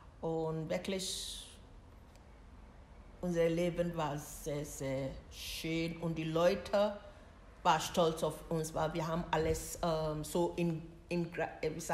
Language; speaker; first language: German; non-native, learner; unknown